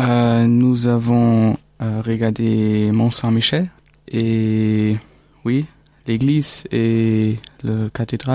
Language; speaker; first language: French; non-native, learner; German